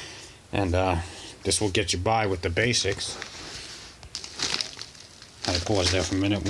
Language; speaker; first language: English; native; English